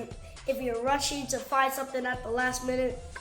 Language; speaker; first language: English; native; English